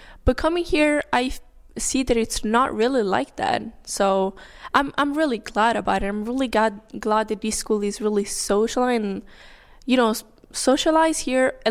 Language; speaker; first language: English; non-native, fluent; Italian